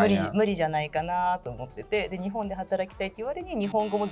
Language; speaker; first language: Japanese; native; Japanese